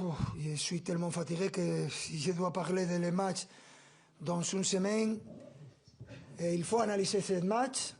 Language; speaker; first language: French; non-native, fluent; Spanish